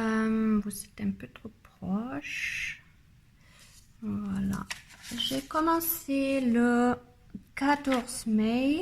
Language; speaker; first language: French; non-native, learner; German